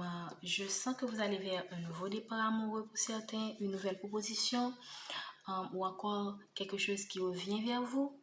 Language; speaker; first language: French; native; French